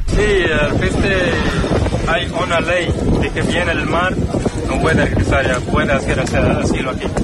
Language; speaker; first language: Spanish; non-native, learner; Arabic